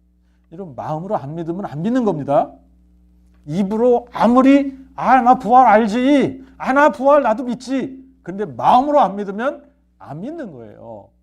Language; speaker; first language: Korean; native; Korean